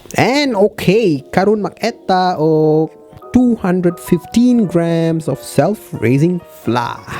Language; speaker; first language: Cebuano; non-native, learner; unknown